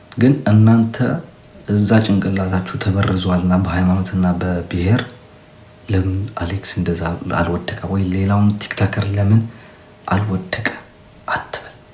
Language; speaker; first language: Amharic; non-native, local second language; Tigrinya